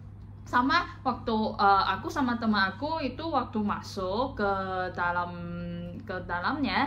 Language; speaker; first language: Indonesian; non-native, fluent; Chinese